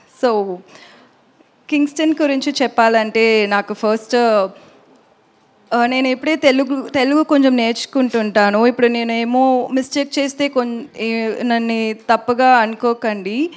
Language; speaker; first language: Telugu; non-native, learner; Tamil